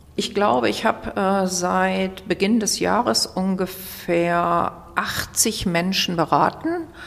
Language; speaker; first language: German; native; German